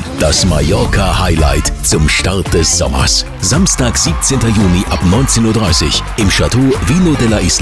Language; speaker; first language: German; native; German